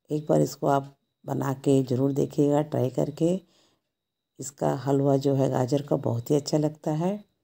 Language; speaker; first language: Hindi; native; Hindi